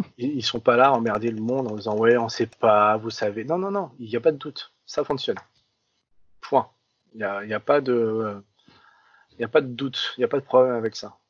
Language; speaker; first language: French; early bilingual, other home language; Vietnamese